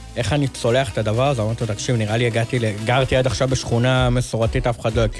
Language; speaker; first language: Hebrew; native; Hebrew